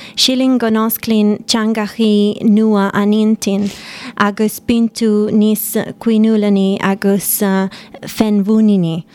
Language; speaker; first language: Irish; non-native, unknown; Italian